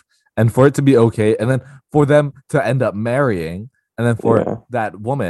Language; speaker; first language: English; non-native, local second language; Cantonese